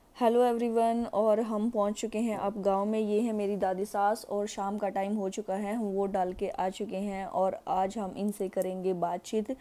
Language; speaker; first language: Hindi; native; Hindi